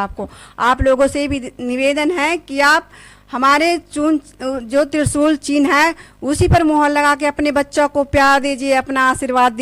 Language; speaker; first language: Hindi; native; Hindi